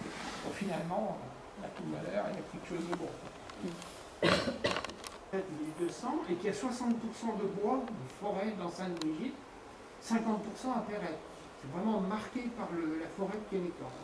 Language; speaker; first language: French; native; French